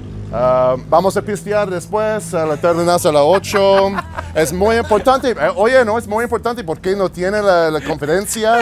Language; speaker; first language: Spanish; non-native, learner; English